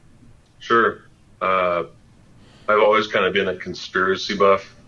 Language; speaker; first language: English; native; English